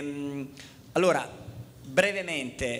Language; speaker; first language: Italian; native; Italian